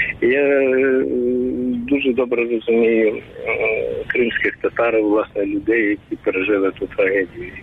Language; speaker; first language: Ukrainian; early bilingual, heritage; Ukrainian